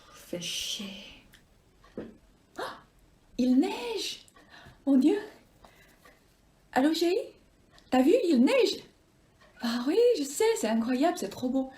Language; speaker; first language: French; non-native, fluent; Chinese